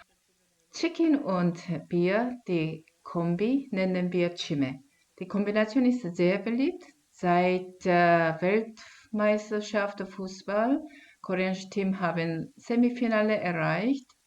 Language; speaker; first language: German; non-native, fluent; Korean